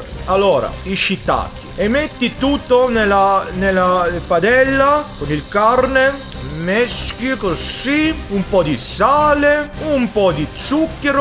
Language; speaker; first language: Italian; non-native, learner; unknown